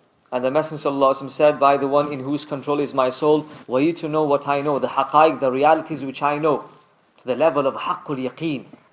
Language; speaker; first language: English; early bilingual, other home language; Urdu